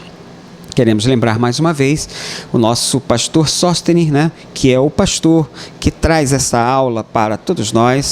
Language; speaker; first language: Portuguese; native; Portuguese